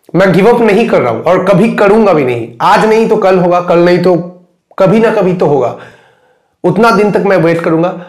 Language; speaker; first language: Hindi; non-native, local second language; Bangla